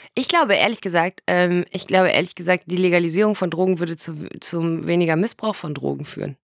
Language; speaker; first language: German; native; German